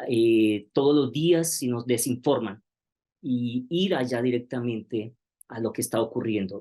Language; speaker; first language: Spanish; native; Spanish